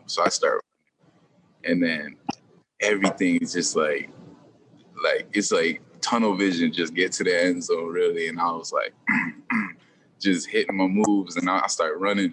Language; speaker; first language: English; native; English